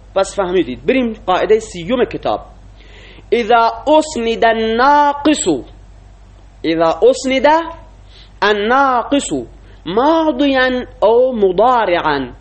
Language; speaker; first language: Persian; non-native, local second language; Baluchi